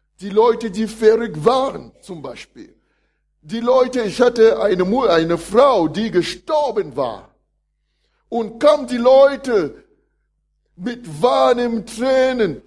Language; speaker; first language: German; non-native, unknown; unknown